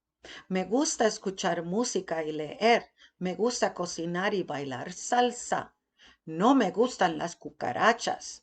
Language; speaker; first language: Spanish; non-native, fluent; English